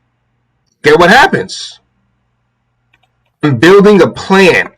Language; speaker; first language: English; native; English